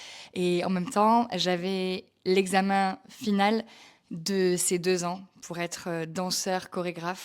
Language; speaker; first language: French; native; French